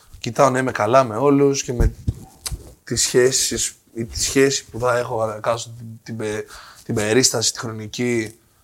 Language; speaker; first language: Greek; native; Greek